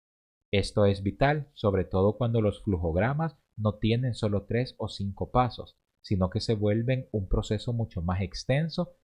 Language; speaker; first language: Spanish; native; Spanish